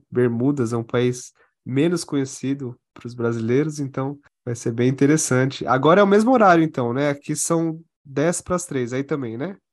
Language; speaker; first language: Portuguese; native; Portuguese